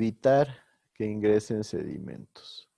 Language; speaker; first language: Spanish; native; Spanish